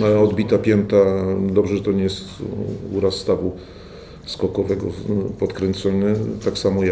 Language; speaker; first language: Polish; native; Polish